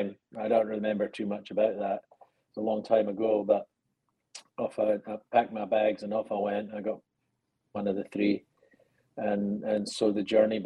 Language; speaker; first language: English; native; English